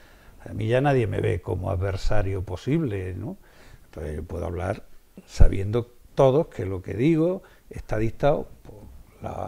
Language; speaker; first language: Spanish; native; Spanish